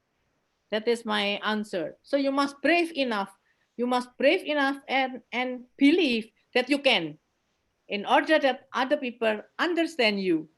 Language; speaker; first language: English; non-native, fluent; Indonesian